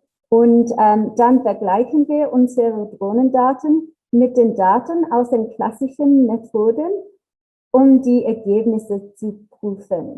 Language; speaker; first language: German; non-native, learner; English